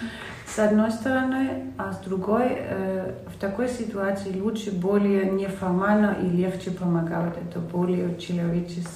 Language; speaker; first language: Russian; non-native, fluent; German